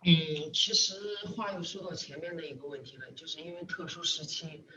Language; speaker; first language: Chinese; native; Chinese